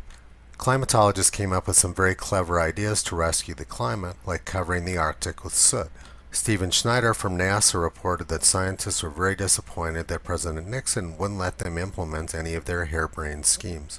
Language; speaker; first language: English; native; English